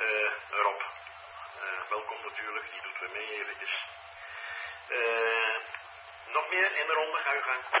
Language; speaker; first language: Dutch; native; Dutch